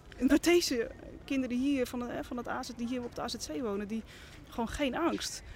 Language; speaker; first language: Dutch; native; Dutch